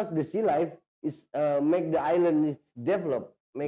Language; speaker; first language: English; non-native, learner; Indonesian